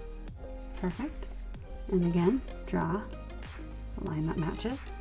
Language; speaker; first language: English; native; English